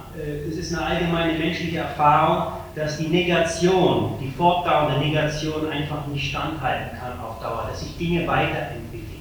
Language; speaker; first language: German; native; German